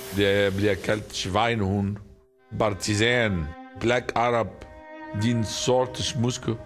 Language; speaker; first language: Danish; non-native, fluent; Arabic